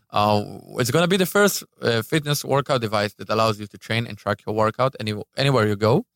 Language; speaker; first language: English; non-native, fluent; Hebrew